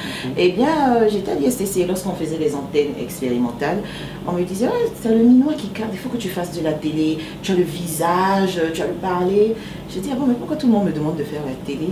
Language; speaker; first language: French; native; French